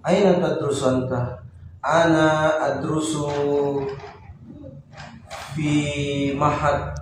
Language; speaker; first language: Arabic; non-native, learner; Indonesian